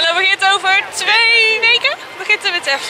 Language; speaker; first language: Dutch; native; Dutch